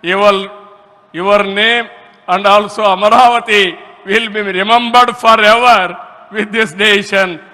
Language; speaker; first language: English; non-native, local second language; Telugu